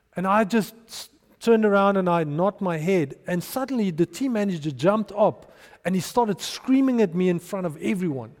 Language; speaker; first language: English; non-native, local second language; Afrikaans